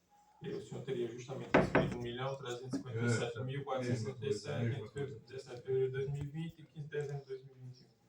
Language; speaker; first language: Portuguese; native; Portuguese